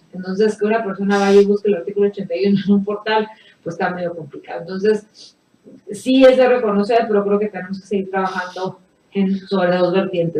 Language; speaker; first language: Spanish; native; Spanish